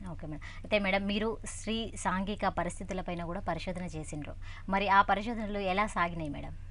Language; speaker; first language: Telugu; native; Telugu